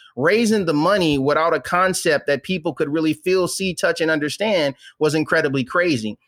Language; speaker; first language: English; native; English